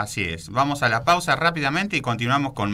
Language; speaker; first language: Spanish; native; Spanish